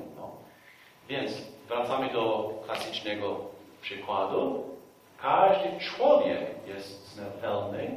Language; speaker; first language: Polish; non-native, fluent; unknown